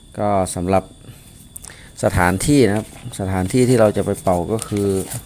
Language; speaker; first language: Thai; native; Thai